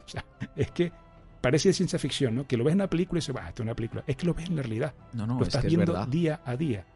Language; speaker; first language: Spanish; native; Spanish